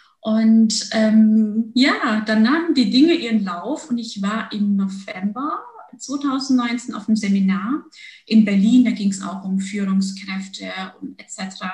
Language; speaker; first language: German; early bilingual, other home language; Turkish